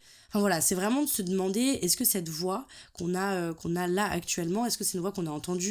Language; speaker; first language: French; native; French